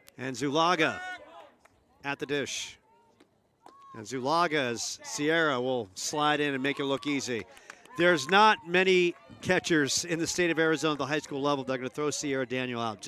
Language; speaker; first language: English; native; English